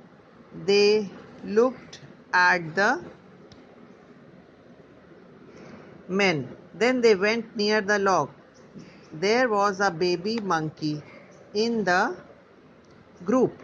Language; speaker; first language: English; non-native, local second language; Hindi